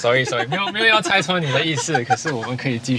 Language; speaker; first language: Chinese; early bilingual, other home language; English